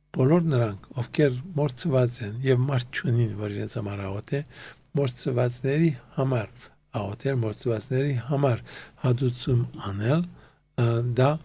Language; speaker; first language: Armenian; early bilingual, heritage; Armenian